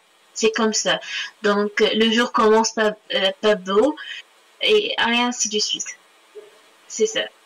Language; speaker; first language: French; non-native, local second language; Arabic